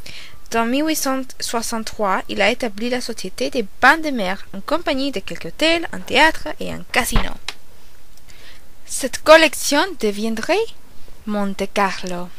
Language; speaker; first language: French; non-native, learner; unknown